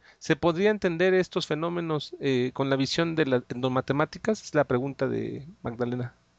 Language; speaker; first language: Spanish; native; Spanish